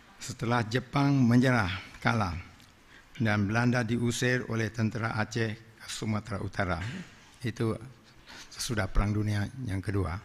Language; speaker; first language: Indonesian; non-native, local second language; Achinese